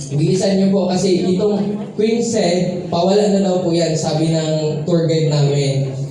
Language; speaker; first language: Filipino; non-native, local second language; Cebuano